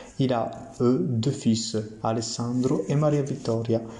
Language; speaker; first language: French; non-native, learner; Italian